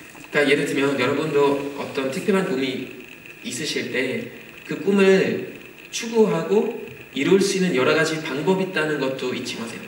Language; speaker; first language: Korean; non-native, fluent; German